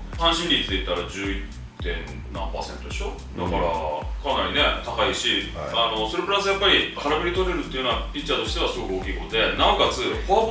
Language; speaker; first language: Japanese; native; Japanese